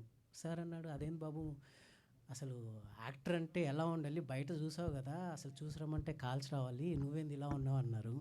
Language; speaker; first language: Telugu; native; Telugu